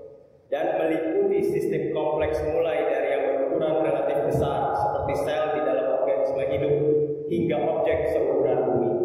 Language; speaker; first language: Indonesian; native; Indonesian